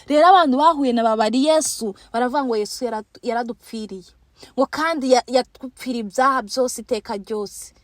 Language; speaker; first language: Kinyarwanda; native; Kinyarwanda